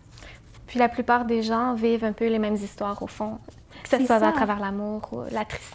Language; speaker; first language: French; native; French